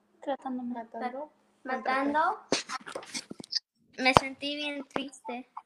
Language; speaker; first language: Spanish; early bilingual, heritage; Spanish